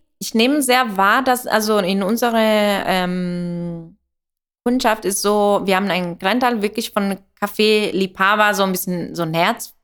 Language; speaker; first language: German; non-native, fluent; Italian